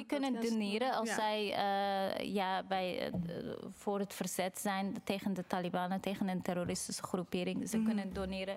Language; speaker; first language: Dutch; non-native, fluent; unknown